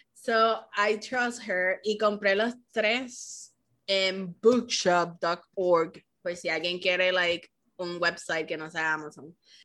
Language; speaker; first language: Spanish; early bilingual, heritage; Spanish